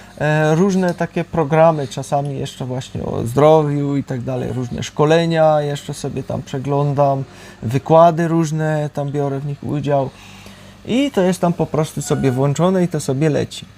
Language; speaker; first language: Polish; early bilingual, heritage; Polish